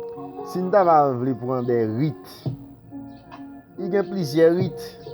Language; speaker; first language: French; non-native, learner; Haitian Creole